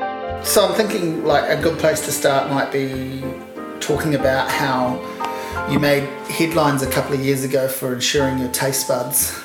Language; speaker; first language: English; native; English